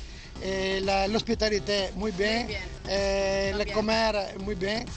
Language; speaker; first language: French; non-native, learner; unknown